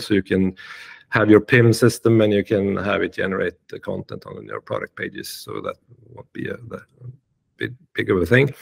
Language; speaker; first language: English; non-native, fluent; Swedish